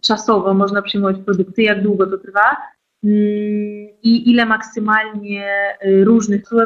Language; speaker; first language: Polish; non-native, learner; Russian